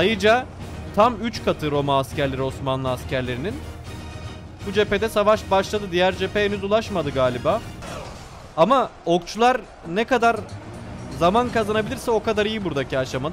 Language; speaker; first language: Turkish; native; Turkish